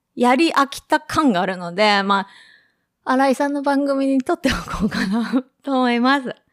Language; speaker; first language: Japanese; native; Japanese